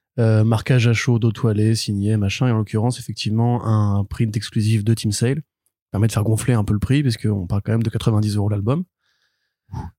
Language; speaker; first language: French; native; French